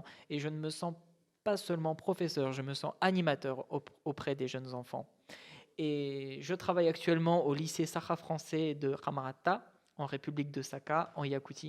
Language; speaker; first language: French; native; French